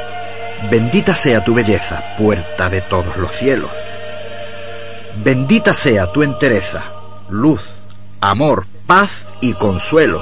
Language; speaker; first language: Spanish; native; Spanish